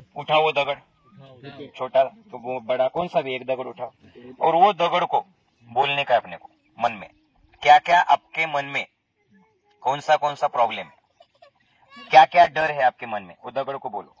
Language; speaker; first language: Hindi; non-native, local second language; Marathi